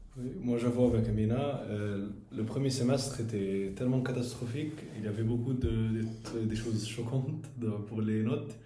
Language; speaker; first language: French; non-native, fluent; Arabic